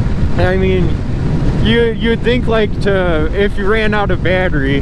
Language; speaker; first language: English; native; English